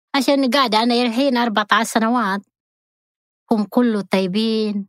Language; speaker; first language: Arabic; non-native, learner; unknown